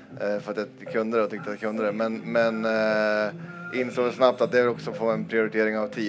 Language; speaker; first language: Swedish; native; Swedish